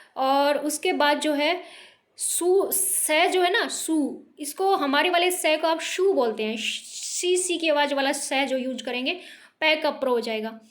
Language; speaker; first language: Hindi; native; Hindi